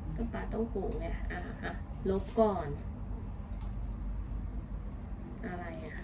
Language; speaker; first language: Thai; native; Thai